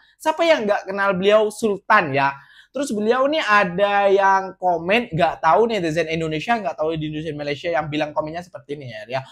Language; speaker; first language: Indonesian; native; Indonesian